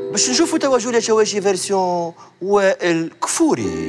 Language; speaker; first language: Arabic; native; Arabic